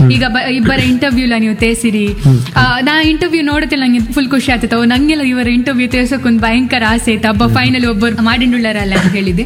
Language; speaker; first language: Kannada; non-native, local second language; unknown